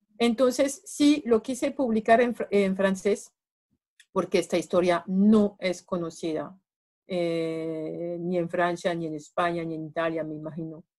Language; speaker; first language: Spanish; non-native, fluent; French